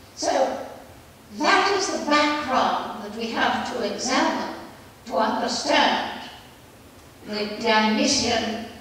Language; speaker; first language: English; non-native, fluent; Greek